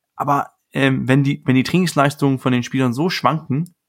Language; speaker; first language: German; non-native, fluent; Danish